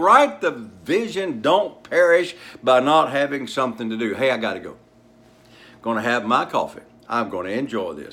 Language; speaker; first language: English; native; English